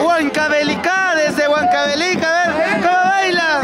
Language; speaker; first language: Spanish; native; Spanish